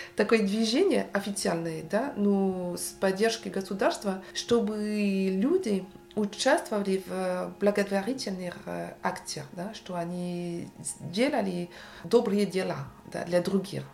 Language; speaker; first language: Russian; non-native, fluent; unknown